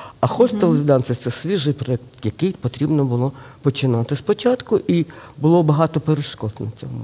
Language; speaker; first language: Ukrainian; non-native, local second language; Russian